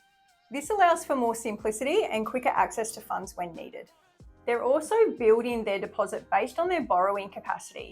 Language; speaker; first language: English; native; English